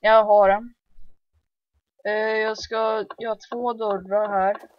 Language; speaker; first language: Swedish; early bilingual, heritage; Swedish